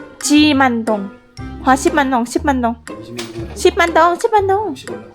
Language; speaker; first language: Korean; non-native, learner; Vietnamese